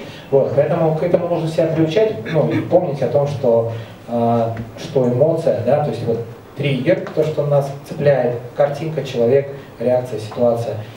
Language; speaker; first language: Russian; native; Russian